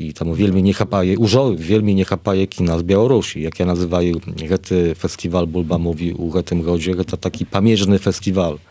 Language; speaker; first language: Polish; non-native, learner; Belarusian